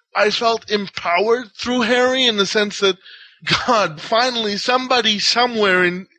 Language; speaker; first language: English; non-native, fluent; Hebrew